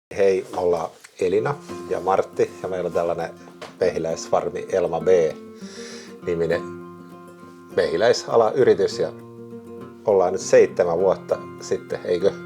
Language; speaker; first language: Finnish; native; Finnish